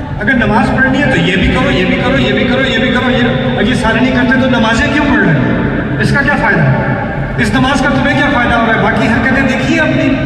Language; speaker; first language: Urdu; early bilingual, heritage; Urdu